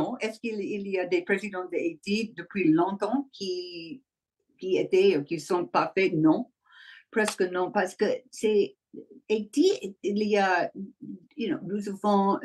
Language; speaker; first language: French; non-native, learner; English